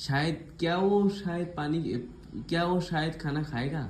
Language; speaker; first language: Hindi; native; Hindi